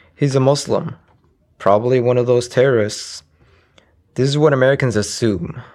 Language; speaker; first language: English; early bilingual, other home language; Arabic